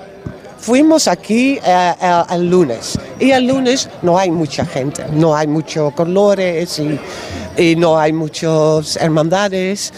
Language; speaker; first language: Spanish; non-native, learner; Dutch